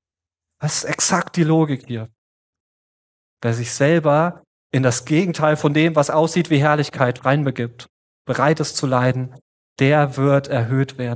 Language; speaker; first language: German; native; German